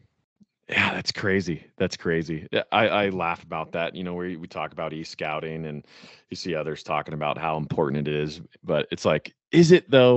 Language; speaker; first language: English; native; English